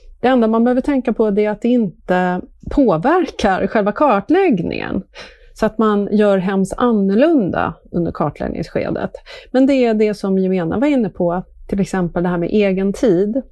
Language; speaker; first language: Swedish; native; Swedish